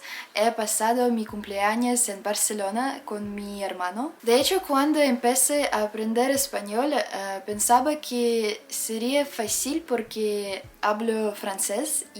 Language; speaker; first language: Spanish; non-native, learner; Russian